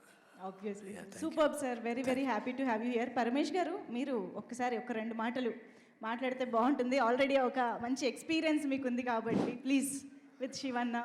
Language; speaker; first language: Telugu; native; Telugu